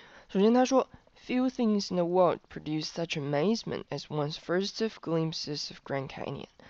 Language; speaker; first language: English; non-native, fluent; Chinese